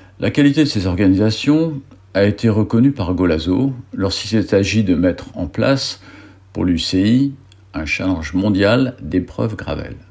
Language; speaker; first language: French; native; French